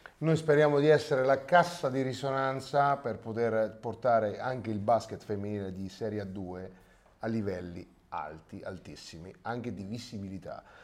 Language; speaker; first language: Italian; native; Italian